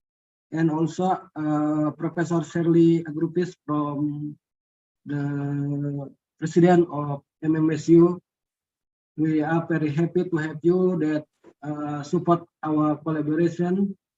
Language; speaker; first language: English; non-native, learner; Indonesian